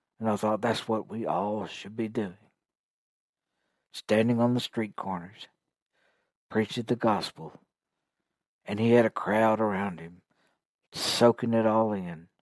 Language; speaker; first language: English; native; English